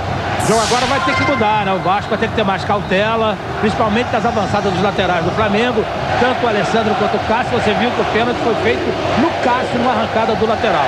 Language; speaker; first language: Portuguese; native; Portuguese